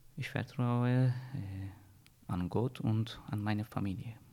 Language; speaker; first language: German; non-native, learner; Turkish